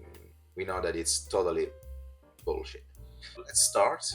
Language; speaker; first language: English; non-native, fluent; Italian